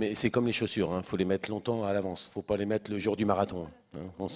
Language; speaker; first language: French; native; French